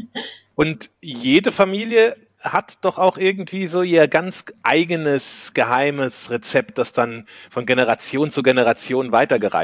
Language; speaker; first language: German; native; German